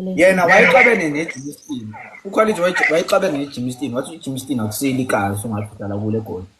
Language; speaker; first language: Zulu; native; Zulu